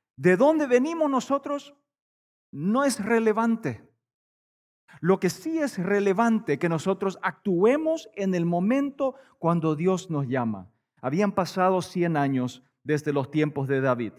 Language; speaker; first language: Spanish; native; Spanish